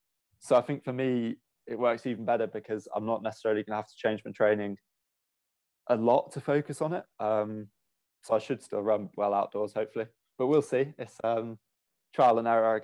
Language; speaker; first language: English; native; English